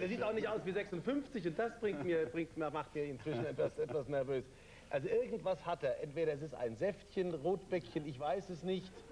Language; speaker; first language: German; native; German